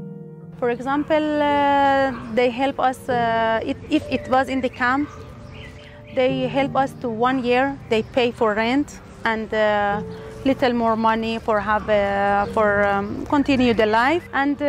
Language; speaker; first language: English; non-native, learner; Persian